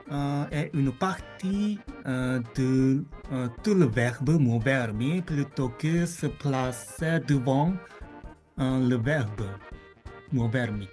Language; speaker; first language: French; non-native, fluent; Japanese